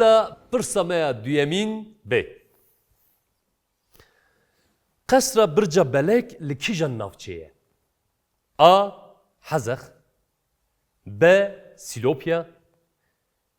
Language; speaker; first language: Kurdish; native; Kurdish